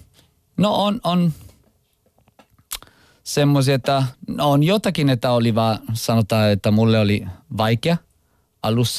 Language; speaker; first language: Finnish; non-native, local second language; Italian